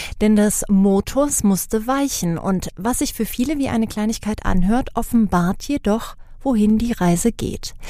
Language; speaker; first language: German; native; German